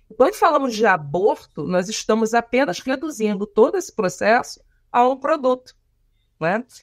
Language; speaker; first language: Portuguese; native; Portuguese